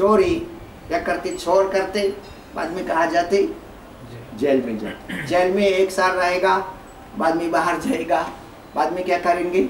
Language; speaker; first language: Hindi; non-native, learner; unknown